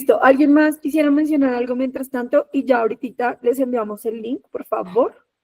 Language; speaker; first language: Spanish; native; Spanish